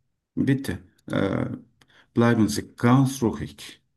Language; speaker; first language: German; non-native, learner; Turkish